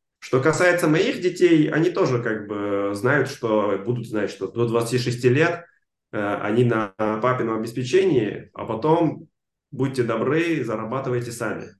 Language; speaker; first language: Russian; non-native, local second language; Armenian